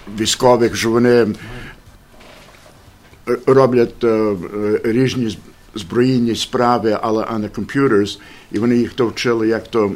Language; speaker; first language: Ukrainian; early bilingual, heritage; Ukrainian